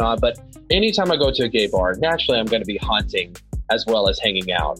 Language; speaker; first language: English; native; English